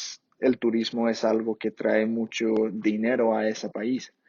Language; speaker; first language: Spanish; non-native, fluent; English